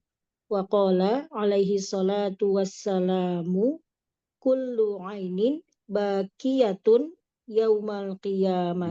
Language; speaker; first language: Arabic; non-native, learner; Indonesian